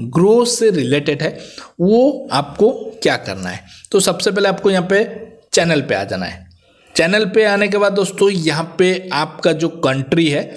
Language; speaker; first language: Hindi; non-native, local second language; Odia